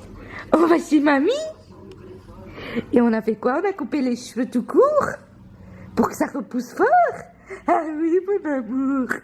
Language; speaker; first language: French; native; French